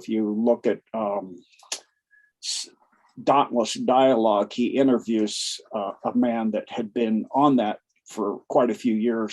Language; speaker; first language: English; native; English